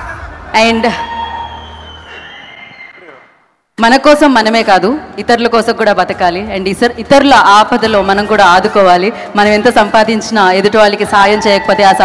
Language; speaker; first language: Telugu; native; Telugu